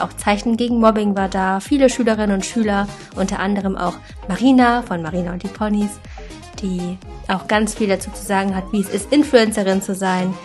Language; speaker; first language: German; native; German